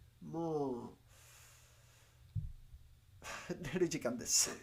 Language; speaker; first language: Japanese; non-native, learner; Spanish